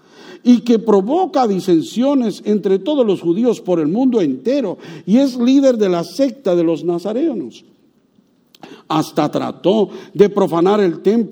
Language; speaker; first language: Spanish; native; Spanish